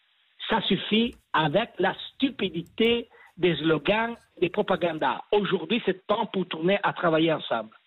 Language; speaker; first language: French; non-native, fluent; Italian